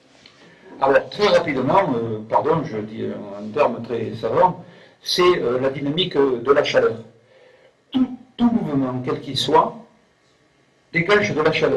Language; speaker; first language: French; native; French